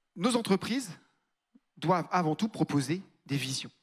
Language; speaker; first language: French; native; French